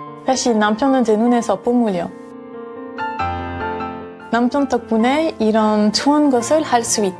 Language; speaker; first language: Korean; non-native, fluent; French